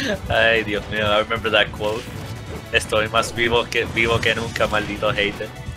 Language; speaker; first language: Spanish; native; Spanish